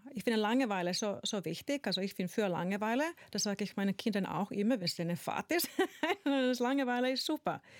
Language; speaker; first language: German; non-native, fluent; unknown